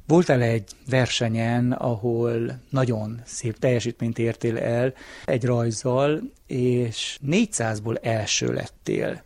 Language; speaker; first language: Hungarian; native; Hungarian